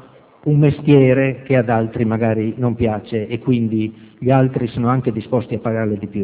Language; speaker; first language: Italian; native; Italian